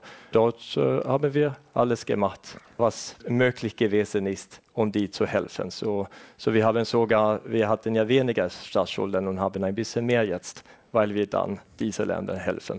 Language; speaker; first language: German; non-native, fluent; Estonian